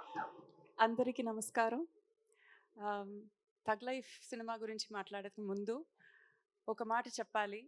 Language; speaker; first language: Telugu; non-native, learner; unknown